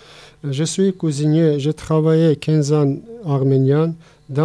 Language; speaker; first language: French; non-native, learner; Armenian